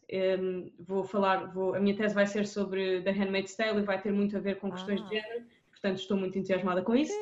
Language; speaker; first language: Portuguese; early bilingual, other home language; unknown